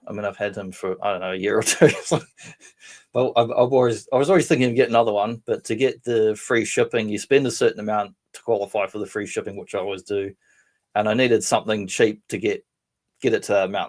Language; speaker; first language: English; native; English